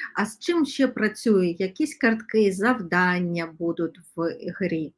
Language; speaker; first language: Ukrainian; non-native, local second language; Russian